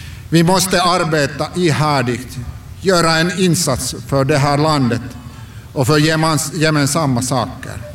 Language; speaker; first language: Swedish; non-native, local second language; Finnish